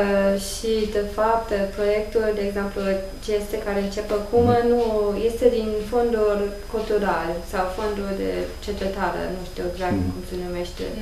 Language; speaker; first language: Romanian; non-native, learner; English